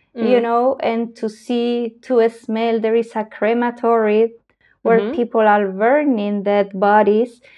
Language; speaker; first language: English; non-native, learner; Spanish